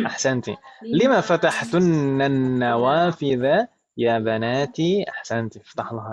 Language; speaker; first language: Arabic; non-native, fluent; Indonesian